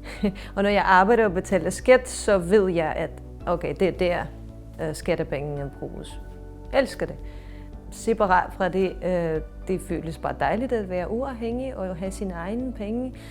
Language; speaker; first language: Danish; non-native, fluent; Ukrainian